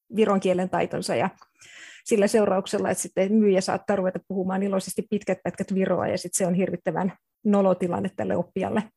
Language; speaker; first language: Finnish; native; Finnish